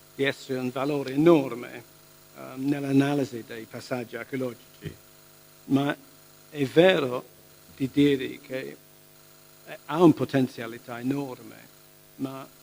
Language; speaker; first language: Italian; non-native, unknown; English